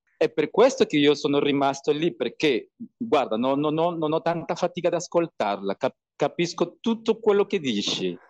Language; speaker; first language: Italian; non-native, learner; Spanish